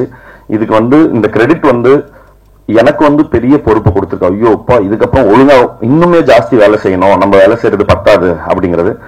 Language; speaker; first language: Tamil; native; Tamil